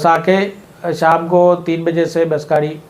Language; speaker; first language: Hindi; non-native, local second language; Malayalam